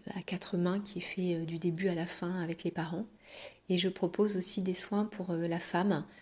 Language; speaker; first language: French; native; French